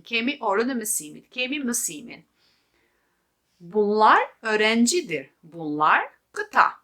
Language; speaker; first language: Turkish; non-native, fluent; Albanian